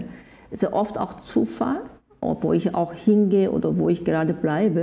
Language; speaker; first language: German; non-native, fluent; Korean